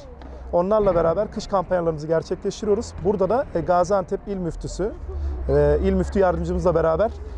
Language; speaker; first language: Turkish; native; Turkish